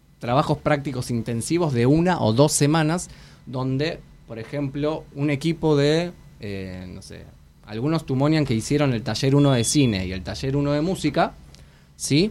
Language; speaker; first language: Spanish; native; Spanish